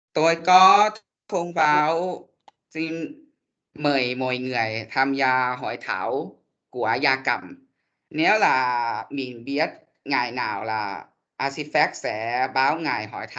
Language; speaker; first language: Vietnamese; non-native, learner; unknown